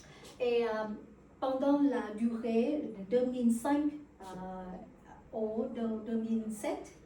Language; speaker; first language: French; non-native, learner; Vietnamese